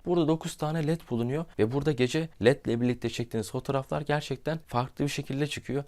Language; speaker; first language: Turkish; native; Turkish